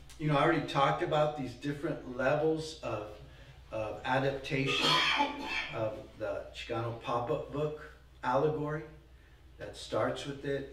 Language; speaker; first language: English; native; English